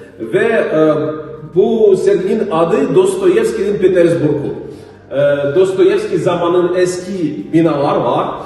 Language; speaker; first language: Turkish; non-native, learner; Russian